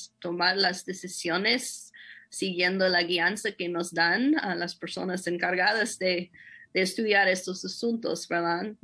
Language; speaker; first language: Spanish; non-native, fluent; English